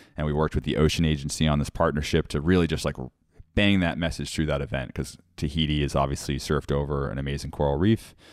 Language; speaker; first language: English; native; English